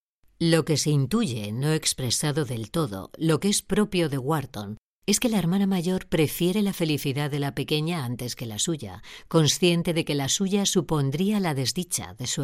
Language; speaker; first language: Spanish; native; Spanish